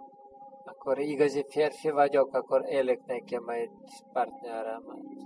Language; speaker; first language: Hungarian; non-native, fluent; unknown